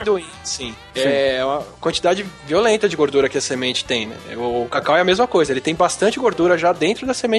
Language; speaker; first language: Portuguese; native; Portuguese